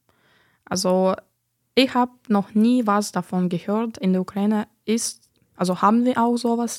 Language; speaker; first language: German; non-native, fluent; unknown